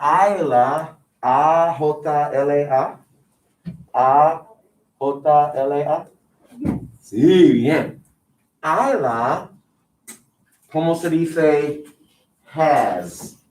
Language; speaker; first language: Spanish; non-native, fluent; English